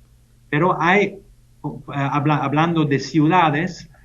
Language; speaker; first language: Spanish; non-native, fluent; German